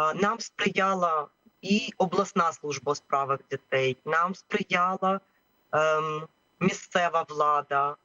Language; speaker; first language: Ukrainian; native; Ukrainian